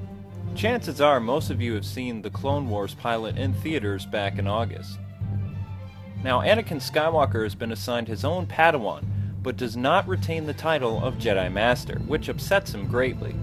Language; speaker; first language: English; native; English